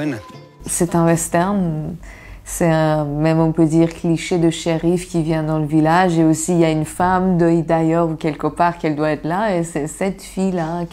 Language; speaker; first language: French; non-native, fluent; Persian